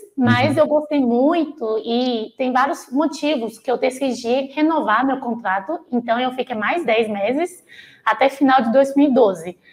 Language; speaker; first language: Portuguese; non-native, fluent; Chinese